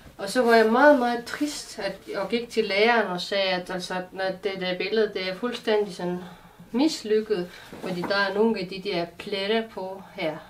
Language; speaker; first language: Danish; non-native, fluent; Estonian